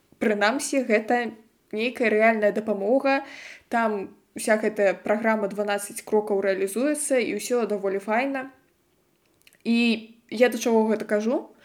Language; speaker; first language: Belarusian; non-native, local second language; Russian